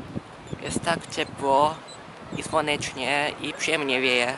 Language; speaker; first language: Polish; non-native, fluent; Japanese